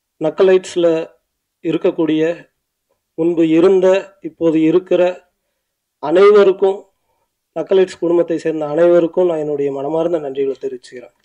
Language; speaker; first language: Tamil; native; Tamil